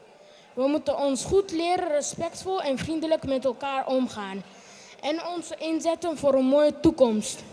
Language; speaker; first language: Dutch; early bilingual, other home language; Pashto